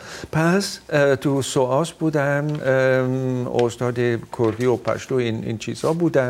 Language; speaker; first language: Persian; non-native, fluent; Dutch